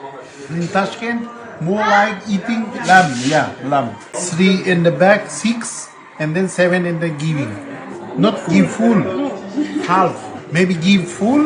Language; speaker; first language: English; non-native, learner; Uzbek